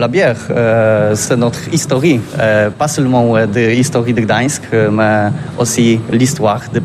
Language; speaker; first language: French; non-native, learner; Polish